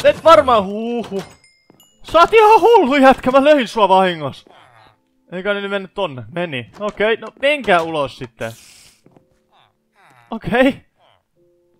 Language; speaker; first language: Finnish; native; Finnish